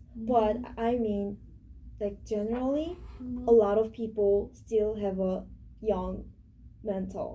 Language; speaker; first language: English; non-native, learner; Korean